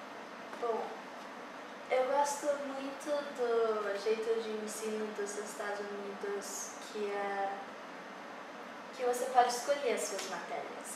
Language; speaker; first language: Portuguese; early bilingual, heritage; English